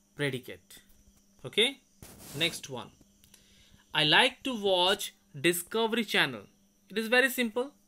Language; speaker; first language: English; non-native, local second language; Bangla